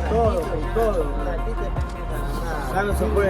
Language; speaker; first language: Spanish; native; Spanish